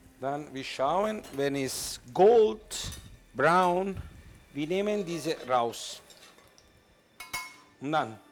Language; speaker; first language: German; non-native, learner; Italian